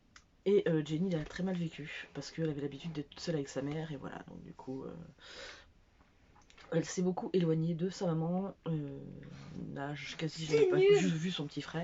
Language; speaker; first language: French; native; French